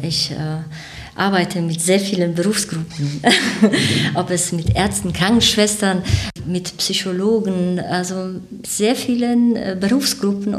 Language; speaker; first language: German; native; German